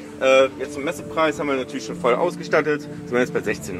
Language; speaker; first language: German; native; German